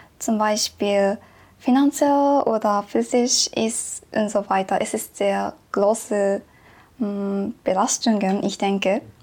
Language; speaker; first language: German; non-native, learner; Japanese